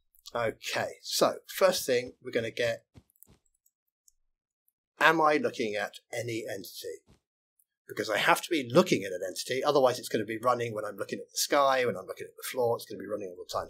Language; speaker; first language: English; native; English